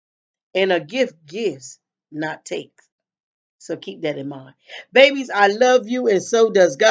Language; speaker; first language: English; native; English